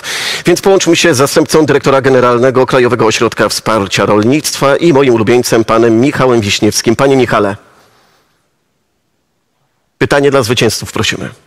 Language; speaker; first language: Polish; native; Polish